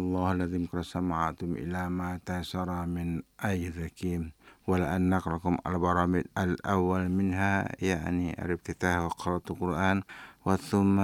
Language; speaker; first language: Arabic; non-native, fluent; Indonesian